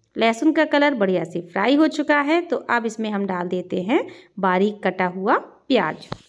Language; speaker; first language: Hindi; native; Hindi